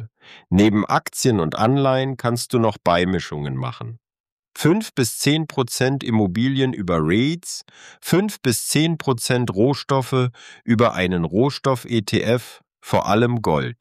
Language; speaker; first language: German; native; German